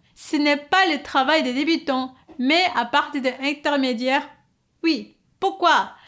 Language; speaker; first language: French; non-native, fluent; Korean